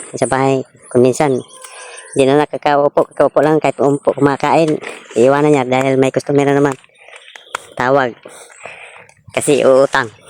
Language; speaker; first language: Filipino; non-native, local second language; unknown